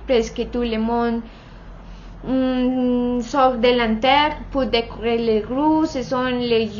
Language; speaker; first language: French; non-native, learner; Spanish